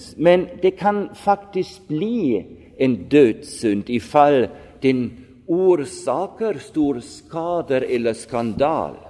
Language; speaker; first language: Swedish; non-native, fluent; German